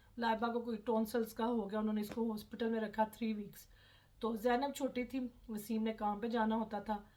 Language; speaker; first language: Urdu; non-native, local second language; Punjabi